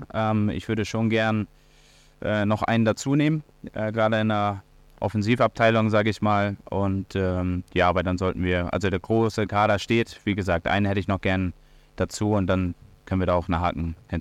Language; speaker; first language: German; native; German